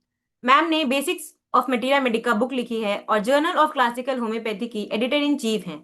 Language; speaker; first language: Hindi; native; Hindi